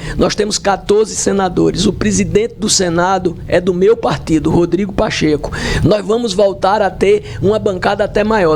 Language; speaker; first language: Portuguese; native; Portuguese